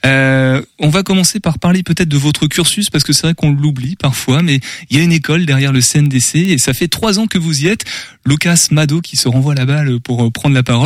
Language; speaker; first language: French; native; French